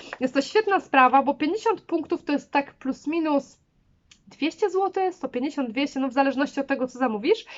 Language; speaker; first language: Polish; native; Polish